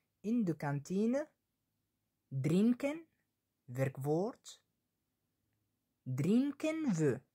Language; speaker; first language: Dutch; non-native, fluent; Arabic